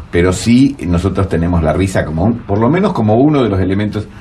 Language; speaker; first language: Spanish; native; Spanish